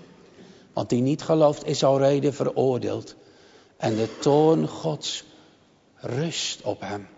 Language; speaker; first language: Dutch; native; Dutch